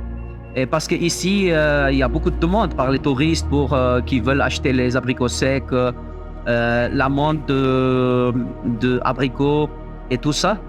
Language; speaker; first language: French; non-native, fluent; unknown